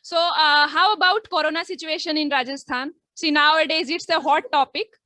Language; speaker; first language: English; non-native, local second language; Hindi